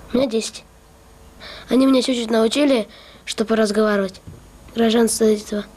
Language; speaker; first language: Russian; non-native, learner; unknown